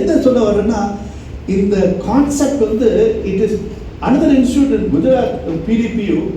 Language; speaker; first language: English; non-native, local second language; Tamil